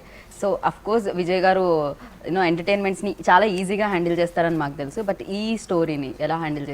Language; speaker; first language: Telugu; native; Telugu